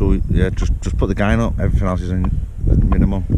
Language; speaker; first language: English; native; English